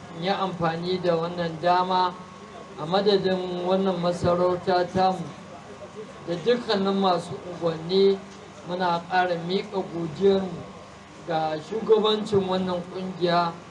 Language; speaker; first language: Hausa; native; Hausa